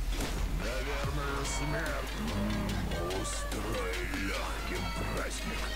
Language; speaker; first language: Russian; native; Russian